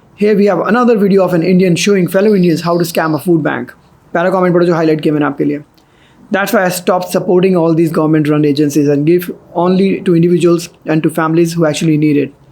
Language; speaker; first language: Hindi; native; Hindi